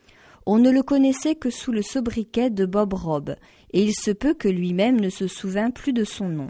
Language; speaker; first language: French; native; French